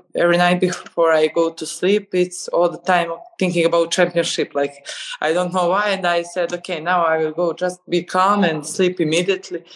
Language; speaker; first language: English; non-native, fluent; Serbian